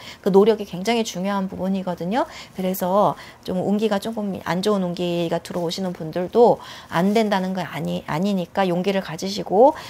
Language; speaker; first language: Korean; native; Korean